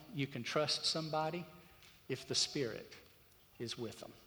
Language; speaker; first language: English; native; English